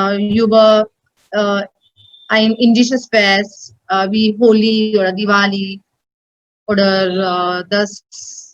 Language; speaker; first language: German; non-native, learner; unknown